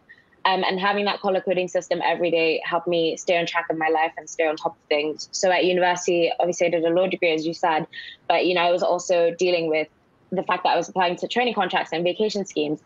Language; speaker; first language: English; non-native, local second language; Yoruba